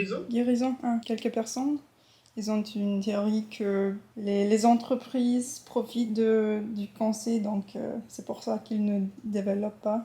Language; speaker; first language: French; non-native, fluent; English